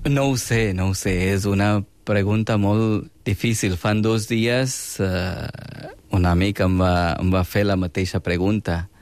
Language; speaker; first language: Catalan; non-native, fluent; Hindi